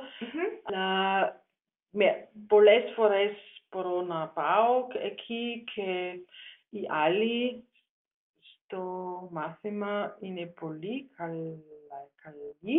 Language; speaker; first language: Greek; non-native, learner; German